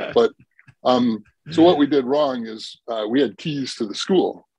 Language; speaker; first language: English; native; English